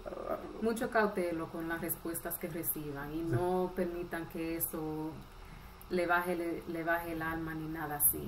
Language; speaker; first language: Spanish; early bilingual, heritage; Spanish